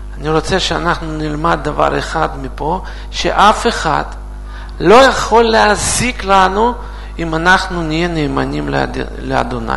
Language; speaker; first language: Hebrew; non-native, learner; Russian